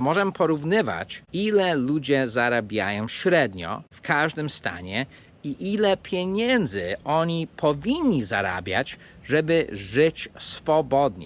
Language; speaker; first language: Polish; non-native, fluent; English